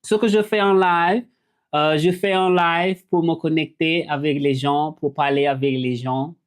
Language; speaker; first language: French; non-native, learner; English